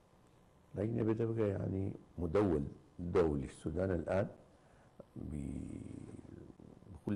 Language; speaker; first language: Arabic; native; Arabic